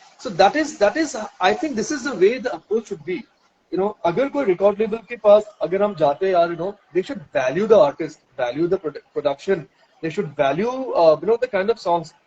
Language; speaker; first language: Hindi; non-native, local second language; Bangla